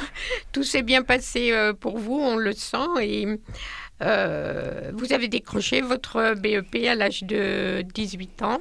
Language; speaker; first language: French; native; French